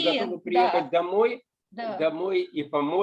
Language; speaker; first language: Russian; native; Russian